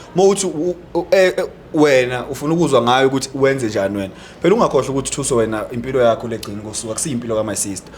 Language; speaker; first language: Zulu; native; Zulu